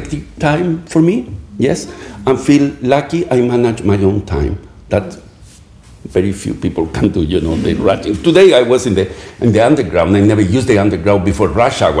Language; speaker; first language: English; non-native, fluent; Spanish